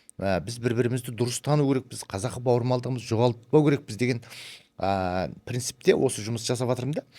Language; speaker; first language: Kazakh; native; Kazakh